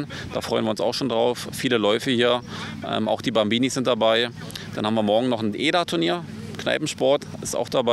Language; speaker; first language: German; native; German